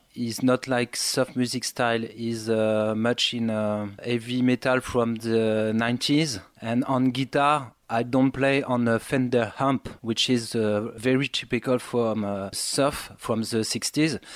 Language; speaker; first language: English; non-native, learner; French